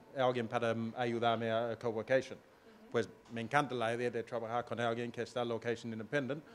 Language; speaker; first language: Spanish; non-native, fluent; English